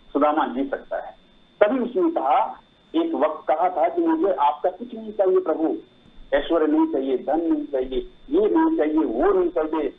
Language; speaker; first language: Hindi; non-native, local second language; Maithili